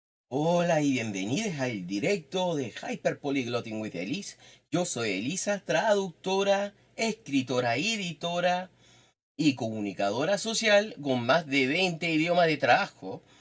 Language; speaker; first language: Spanish; non-native, fluent; English